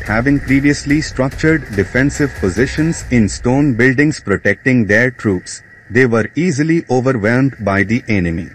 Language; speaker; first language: English; non-native, fluent; Portuguese